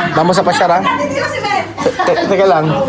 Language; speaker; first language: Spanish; non-native, learner; Filipino